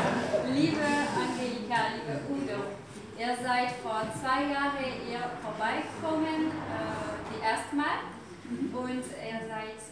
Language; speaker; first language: German; non-native, learner; French